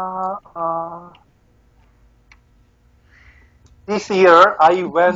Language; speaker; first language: English; non-native, learner; Korean